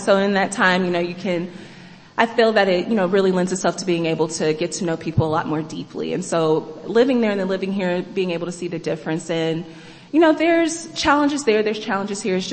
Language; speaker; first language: English; native; English